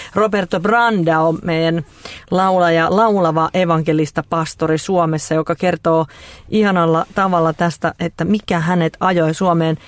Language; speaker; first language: Finnish; native; Finnish